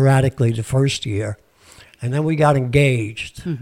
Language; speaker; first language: English; native; English